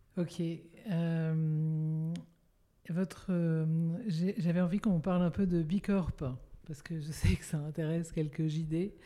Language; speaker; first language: French; native; French